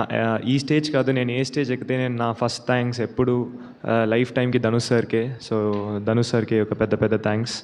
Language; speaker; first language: Telugu; non-native, learner; Tamil